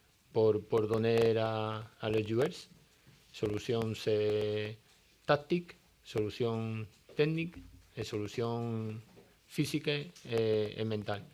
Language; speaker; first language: French; non-native, learner; Spanish